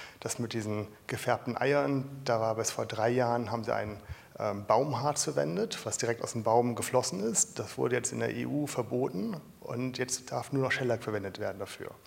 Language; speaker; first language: German; native; German